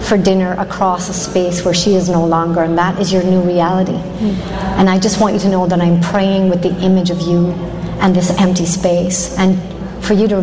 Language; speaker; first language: English; native; English